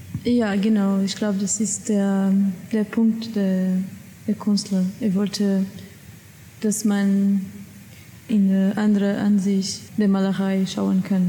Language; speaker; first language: German; non-native, learner; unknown